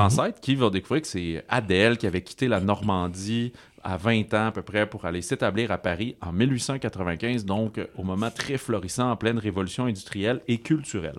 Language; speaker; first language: French; native; French